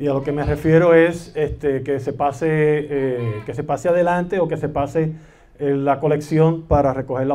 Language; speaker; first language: Spanish; native; Spanish